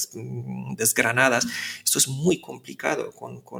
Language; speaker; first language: Spanish; non-native, fluent; Romanian